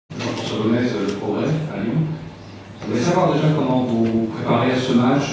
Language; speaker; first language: French; native; French